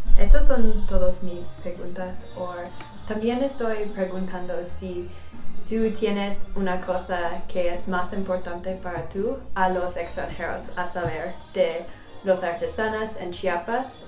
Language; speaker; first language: Spanish; non-native, learner; English